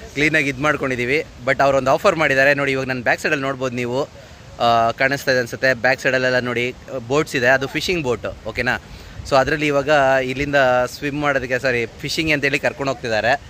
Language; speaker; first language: Kannada; native; Kannada